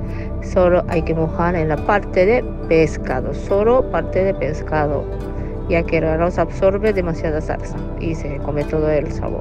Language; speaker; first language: Spanish; non-native, fluent; Japanese